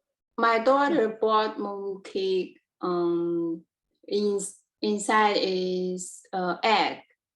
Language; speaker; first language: English; non-native, learner; Chinese